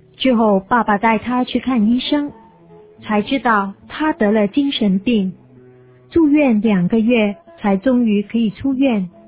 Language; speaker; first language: Chinese; native; Chinese